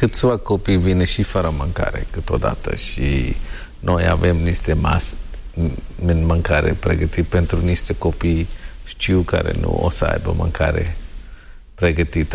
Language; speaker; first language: Romanian; non-native, learner; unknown